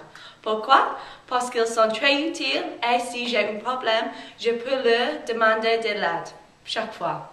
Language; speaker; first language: French; non-native, learner; English